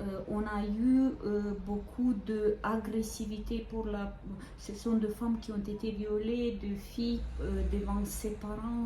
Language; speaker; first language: French; non-native, fluent; Ukrainian